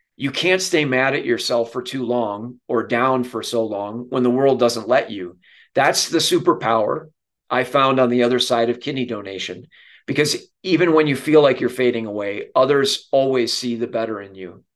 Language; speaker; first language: English; native; English